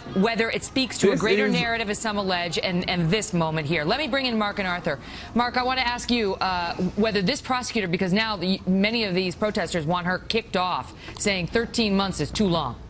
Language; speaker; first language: English; native; English